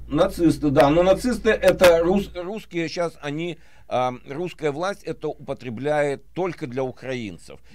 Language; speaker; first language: Russian; native; Russian